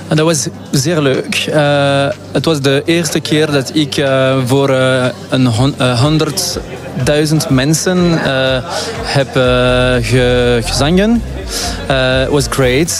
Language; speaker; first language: Dutch; non-native, local second language; French